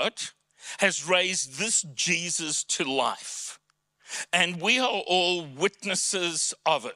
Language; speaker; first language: English; native; English